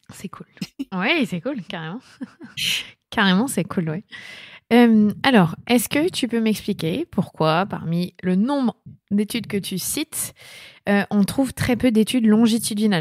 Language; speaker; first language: French; native; French